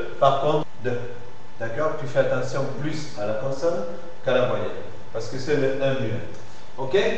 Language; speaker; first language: French; non-native, fluent; Spanish